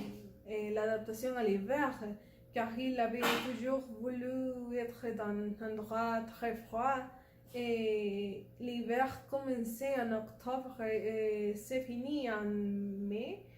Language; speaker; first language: French; non-native, learner; Spanish